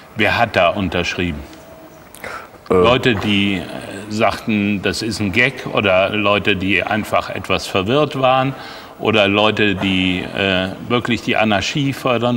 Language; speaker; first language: German; native; German